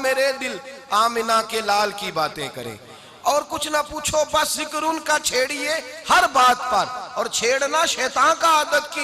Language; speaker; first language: Hindi; non-native, local second language; Punjabi